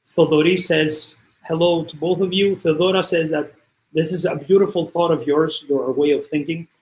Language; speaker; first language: English; non-native, fluent; Greek